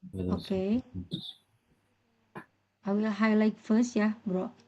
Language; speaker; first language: English; non-native, learner; Indonesian